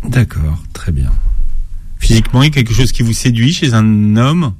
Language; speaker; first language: French; native; French